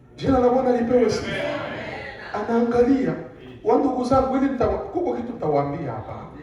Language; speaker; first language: Swahili; native; Swahili